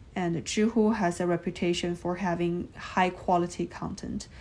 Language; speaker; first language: English; non-native, fluent; Chinese